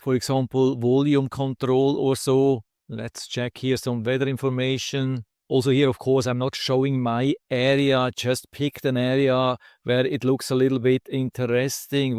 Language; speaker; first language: English; non-native, fluent; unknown